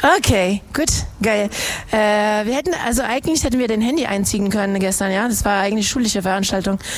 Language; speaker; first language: German; non-native, fluent; French